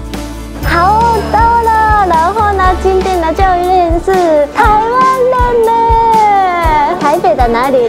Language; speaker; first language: Chinese; non-native, fluent; Japanese